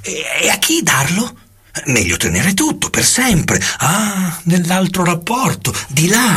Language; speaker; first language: Italian; native; Italian